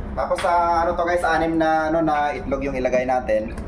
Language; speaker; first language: Filipino; native; Filipino